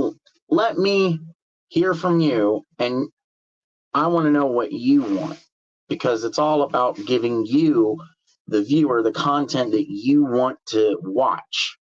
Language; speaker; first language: English; native; English